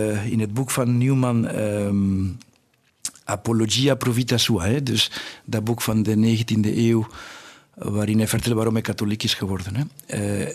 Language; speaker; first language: Dutch; non-native, fluent; Spanish